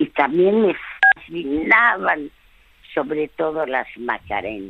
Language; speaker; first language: Spanish; early bilingual, other home language; French